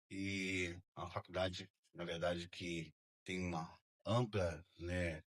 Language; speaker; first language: Portuguese; native; Portuguese